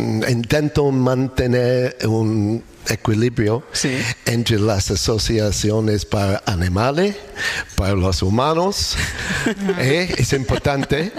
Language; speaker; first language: Spanish; non-native, learner; English